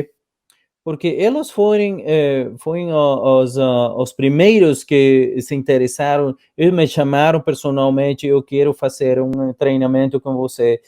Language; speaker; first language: Portuguese; non-native, fluent; Spanish